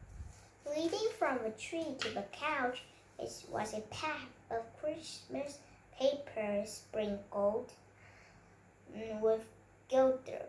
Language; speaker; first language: English; non-native, learner; Vietnamese